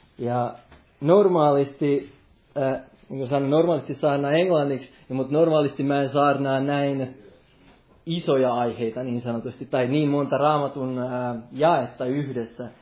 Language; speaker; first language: Finnish; non-native, local second language; Swedish